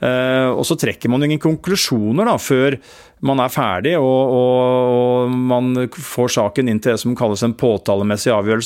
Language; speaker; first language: Norwegian; native; Norwegian